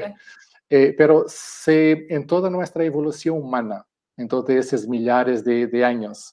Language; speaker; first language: Spanish; non-native, fluent; Portuguese